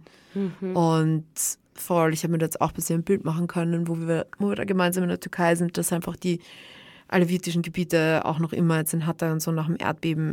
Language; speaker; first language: German; native; German